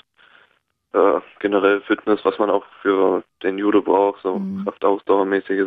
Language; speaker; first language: German; native; German